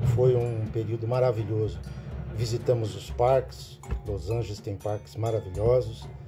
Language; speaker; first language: Portuguese; native; Portuguese